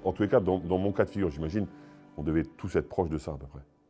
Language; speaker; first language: French; native; French